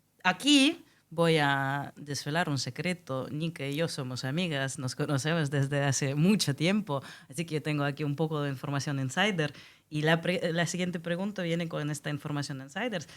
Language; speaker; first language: Spanish; non-native, fluent; Russian